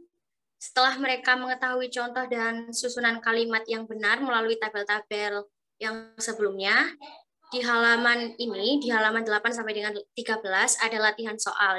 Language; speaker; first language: Indonesian; native; Indonesian